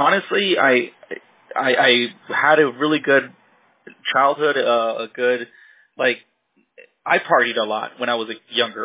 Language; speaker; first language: English; early bilingual, other home language; Spanish